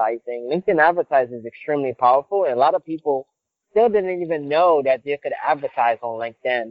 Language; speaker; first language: English; non-native, fluent; Haitian Creole